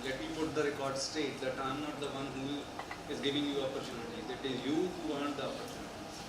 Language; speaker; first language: English; non-native, local second language; Punjabi